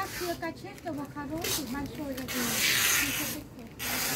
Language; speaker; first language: Russian; non-native, learner; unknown